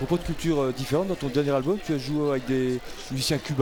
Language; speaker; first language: French; native; French